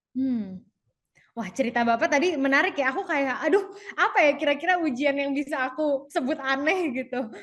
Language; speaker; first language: Indonesian; native; Indonesian